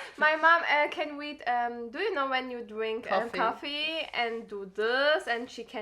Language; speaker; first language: English; non-native, learner; German